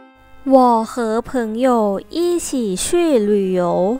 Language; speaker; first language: Chinese; non-native, fluent; Thai